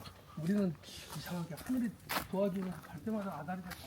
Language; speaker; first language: Korean; native; Korean